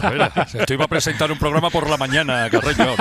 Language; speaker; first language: Spanish; native; Spanish